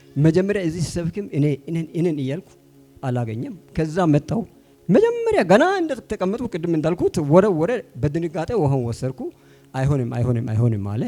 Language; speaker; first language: Amharic; non-native, local second language; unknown